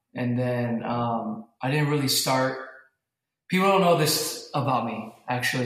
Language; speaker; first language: English; native; English